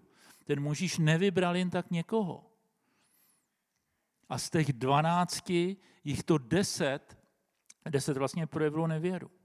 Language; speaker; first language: Czech; native; Czech